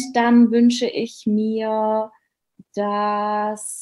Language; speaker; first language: German; native; German